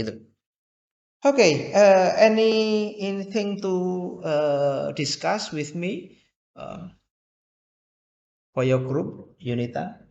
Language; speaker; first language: English; non-native, fluent; Indonesian